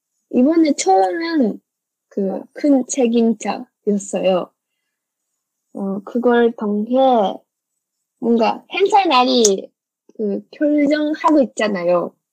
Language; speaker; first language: Korean; non-native, learner; Japanese